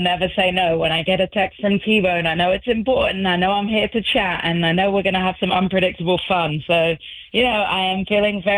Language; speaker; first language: English; native; English